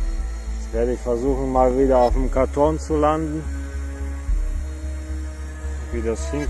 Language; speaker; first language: German; non-native, fluent; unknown